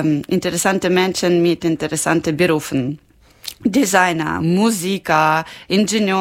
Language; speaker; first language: German; non-native, learner; Ukrainian